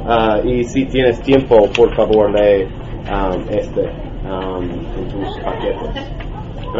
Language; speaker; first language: Spanish; non-native, learner; English